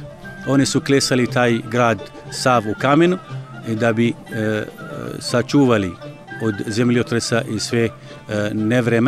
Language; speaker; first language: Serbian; non-native, learner; Arabic